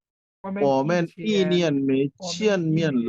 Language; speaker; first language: Chinese; non-native, learner; Bangla